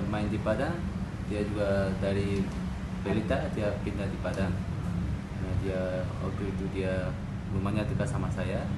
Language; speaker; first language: Indonesian; non-native, fluent; Korean